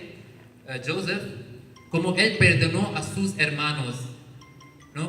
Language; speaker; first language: Spanish; non-native, learner; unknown